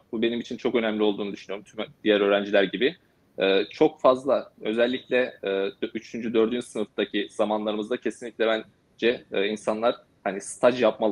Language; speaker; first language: Turkish; native; Turkish